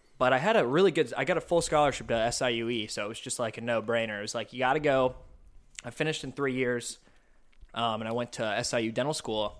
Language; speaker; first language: English; early bilingual, other home language; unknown